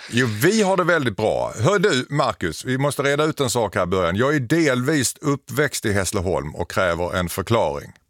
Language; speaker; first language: Swedish; native; Swedish